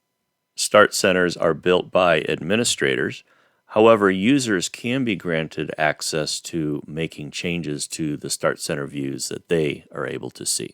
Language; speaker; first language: English; native; English